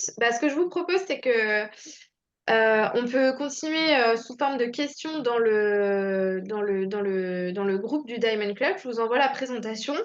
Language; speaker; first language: French; native; French